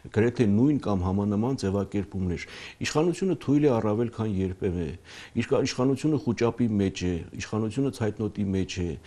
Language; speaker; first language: Armenian; native; Armenian